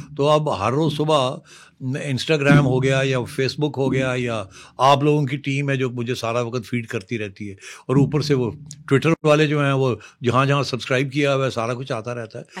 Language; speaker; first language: Urdu; non-native, local second language; Punjabi